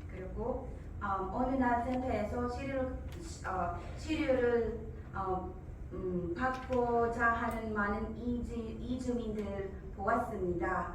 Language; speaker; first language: Korean; non-native, learner; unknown